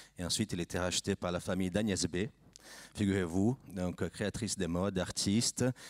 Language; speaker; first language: French; non-native, fluent; Portuguese